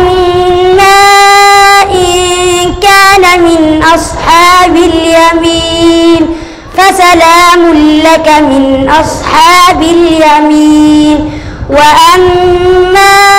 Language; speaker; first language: Arabic; non-native, local second language; Somali